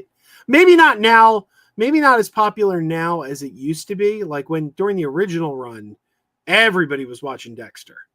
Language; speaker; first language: English; native; English